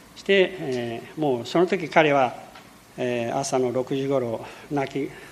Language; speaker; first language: Japanese; early bilingual, heritage; Portuguese